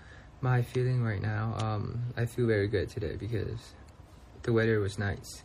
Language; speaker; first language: English; non-native, fluent; Thai